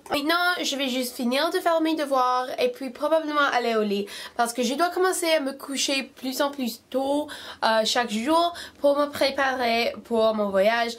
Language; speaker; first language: French; non-native, fluent; English